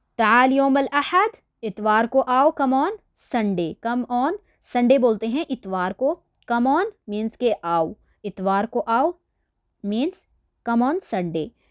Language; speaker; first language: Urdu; native; Urdu